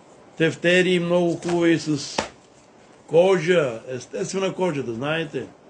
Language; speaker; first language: Bulgarian; non-native, local second language; Romany